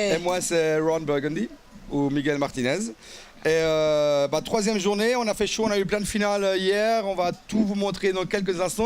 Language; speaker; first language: French; native; French